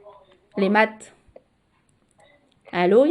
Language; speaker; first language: French; native; French